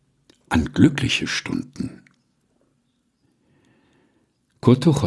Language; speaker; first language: German; native; German